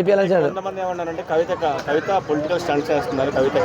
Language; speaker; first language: Telugu; native; Telugu